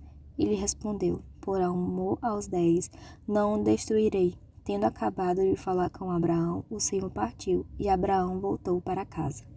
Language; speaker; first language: Portuguese; native; Portuguese